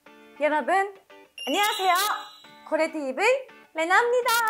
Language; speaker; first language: Korean; non-native, fluent; Japanese